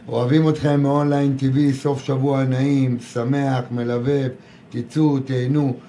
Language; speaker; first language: Hebrew; native; Hebrew